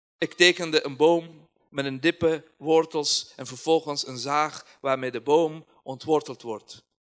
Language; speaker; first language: Dutch; non-native, fluent; Persian